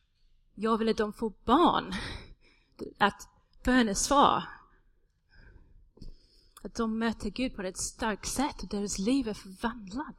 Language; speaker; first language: Swedish; non-native, fluent; English